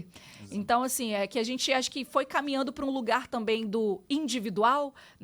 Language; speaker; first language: Portuguese; native; Portuguese